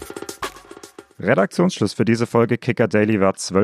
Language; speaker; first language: German; native; German